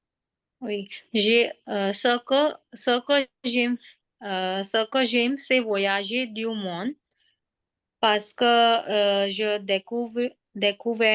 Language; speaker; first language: French; non-native, learner; Hindi